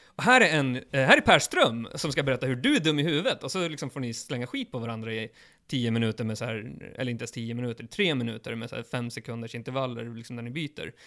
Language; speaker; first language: Swedish; early bilingual, other home language; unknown